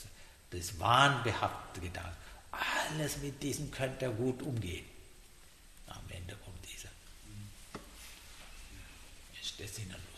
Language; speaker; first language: German; non-native, fluent; Sinhala